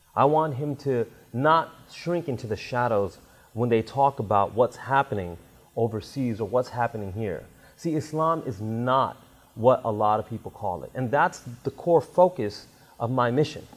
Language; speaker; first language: English; native; English